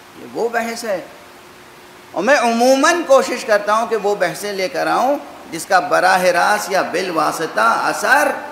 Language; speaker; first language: Urdu; native; Urdu